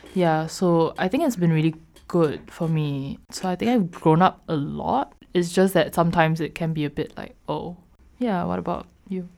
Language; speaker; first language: English; native; English